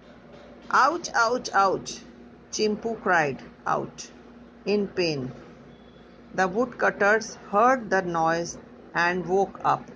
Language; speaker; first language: English; non-native, local second language; Hindi